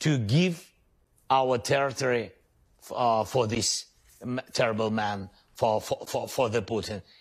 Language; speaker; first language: English; non-native, learner; Russian